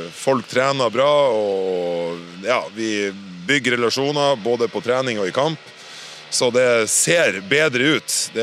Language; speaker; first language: Norwegian; native; Norwegian